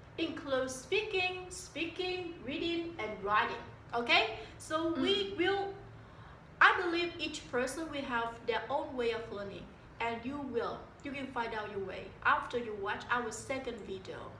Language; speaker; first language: English; non-native, fluent; Vietnamese